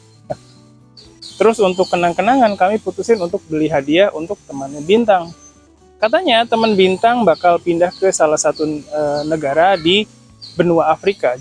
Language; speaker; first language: Indonesian; native; Indonesian